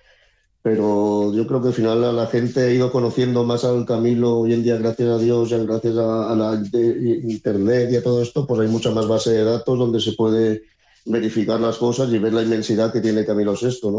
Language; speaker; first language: Spanish; native; Spanish